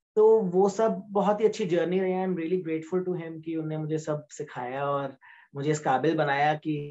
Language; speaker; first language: Hindi; native; Hindi